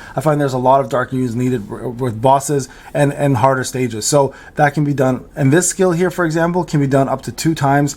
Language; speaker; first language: English; native; English